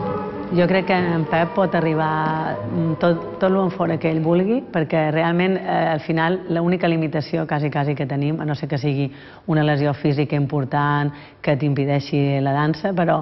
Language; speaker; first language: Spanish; non-native, local second language; Catalan